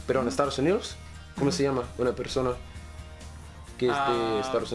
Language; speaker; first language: Spanish; non-native, learner; English